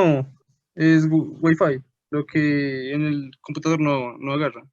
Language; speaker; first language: Spanish; native; Spanish